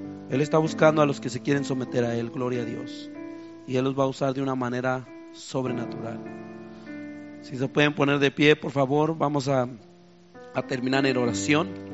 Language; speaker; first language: Spanish; native; Spanish